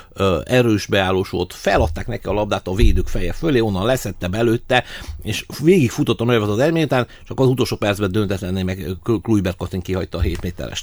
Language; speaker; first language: Hungarian; native; Hungarian